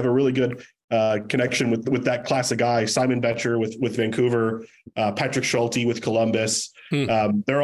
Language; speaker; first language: English; native; English